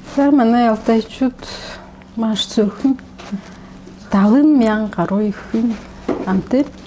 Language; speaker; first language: Mongolian; non-native, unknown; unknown